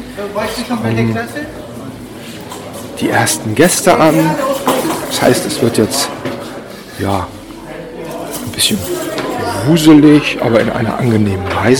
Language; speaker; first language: German; native; German